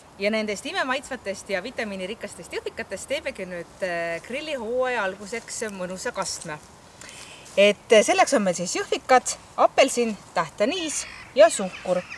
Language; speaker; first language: Estonian; non-native, local second language; Russian